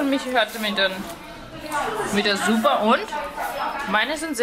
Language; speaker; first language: German; non-native, learner; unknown